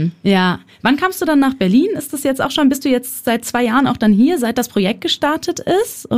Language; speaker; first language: German; native; German